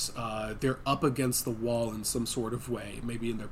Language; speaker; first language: English; native; English